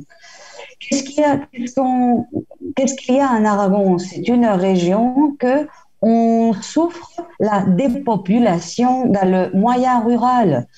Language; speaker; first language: French; non-native, fluent; Spanish